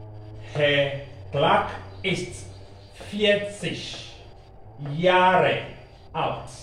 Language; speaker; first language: German; non-native, learner; Akan